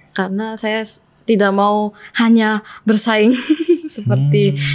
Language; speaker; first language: Indonesian; non-native, fluent; Korean